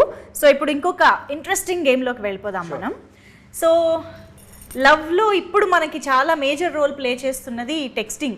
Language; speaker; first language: Telugu; native; Telugu